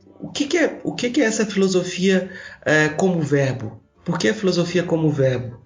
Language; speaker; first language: Portuguese; native; Portuguese